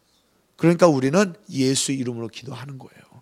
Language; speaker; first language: Korean; native; Korean